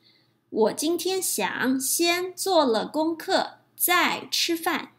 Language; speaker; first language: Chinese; non-native, fluent; English